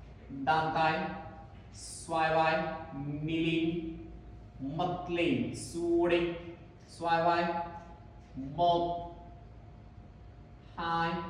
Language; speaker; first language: Vietnamese; non-native, learner; Indonesian